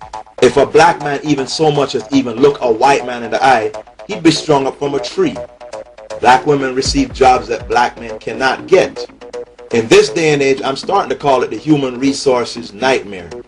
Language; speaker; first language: English; native; English